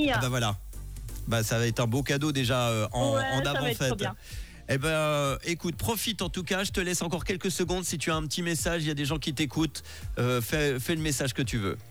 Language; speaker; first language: French; native; French